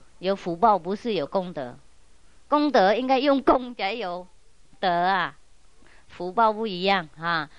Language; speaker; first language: Chinese; non-native, fluent; Vietnamese